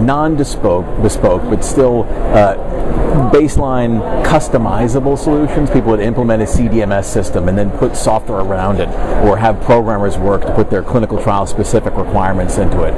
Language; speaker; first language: English; native; English